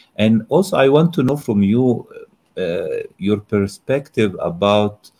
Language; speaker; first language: English; non-native, fluent; Arabic